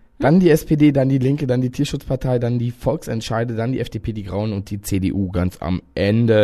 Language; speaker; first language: German; native; German